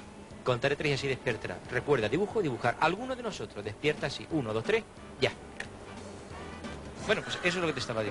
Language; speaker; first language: Spanish; native; Spanish